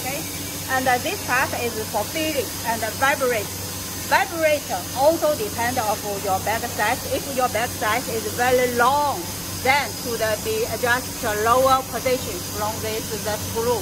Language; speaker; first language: English; non-native, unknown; Chinese